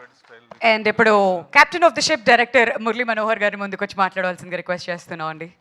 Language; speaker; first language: Telugu; native; Telugu